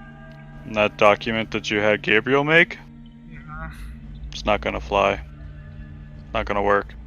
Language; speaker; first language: English; native; English